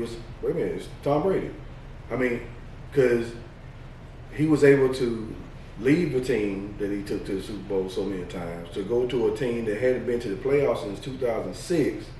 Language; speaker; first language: English; native; English